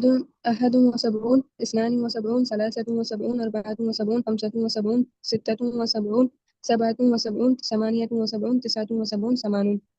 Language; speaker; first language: Arabic; non-native, learner; Urdu